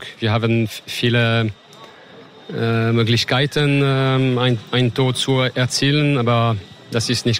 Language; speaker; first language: German; non-native, learner; French